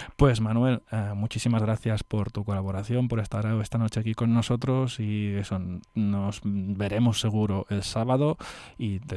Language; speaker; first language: Spanish; non-native, local second language; Catalan